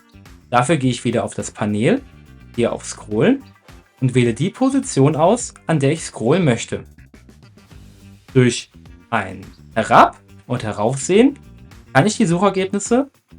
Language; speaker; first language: German; native; German